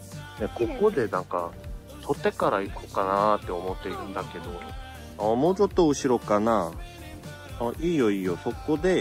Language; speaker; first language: Japanese; non-native, fluent; Korean